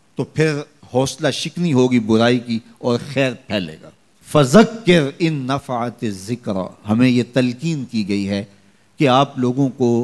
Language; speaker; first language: Urdu; non-native, local second language; Punjabi